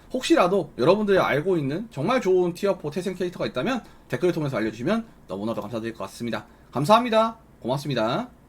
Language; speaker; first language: Korean; native; Korean